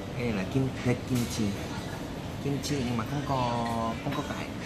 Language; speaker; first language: Vietnamese; non-native, learner; Korean